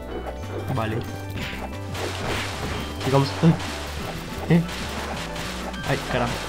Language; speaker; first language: Spanish; native; Spanish